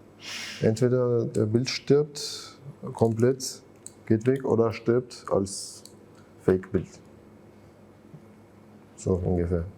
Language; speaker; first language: German; non-native, fluent; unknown